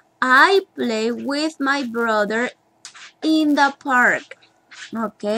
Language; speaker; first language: English; non-native, learner; Spanish